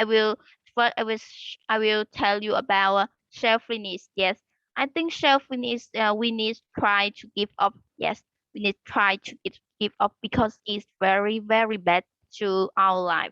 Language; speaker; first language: English; non-native, learner; Vietnamese